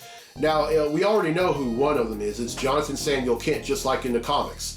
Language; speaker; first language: English; native; English